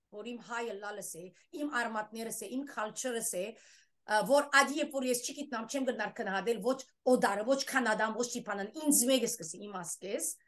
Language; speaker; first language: Armenian; early bilingual, heritage; Armenian